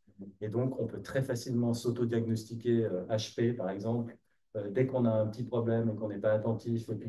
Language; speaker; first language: French; native; French